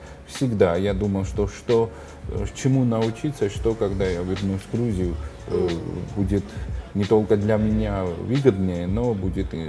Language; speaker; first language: Russian; non-native, fluent; Georgian